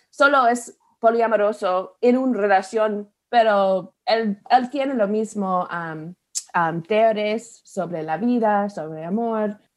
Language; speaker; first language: Spanish; non-native, learner; English